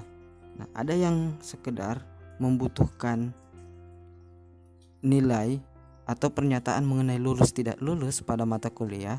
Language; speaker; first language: Indonesian; native; Indonesian